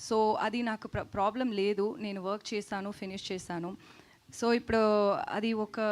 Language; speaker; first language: Telugu; non-native, learner; Tamil